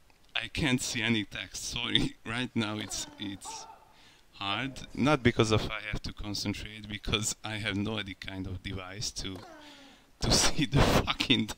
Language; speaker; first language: English; non-native, learner; Hungarian